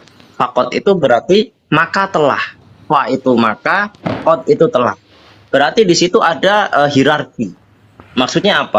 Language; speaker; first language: Indonesian; native; Indonesian